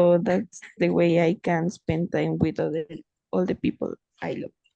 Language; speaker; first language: English; non-native, fluent; Spanish